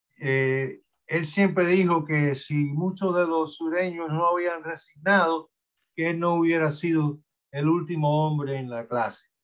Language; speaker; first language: Spanish; early bilingual, heritage; Spanish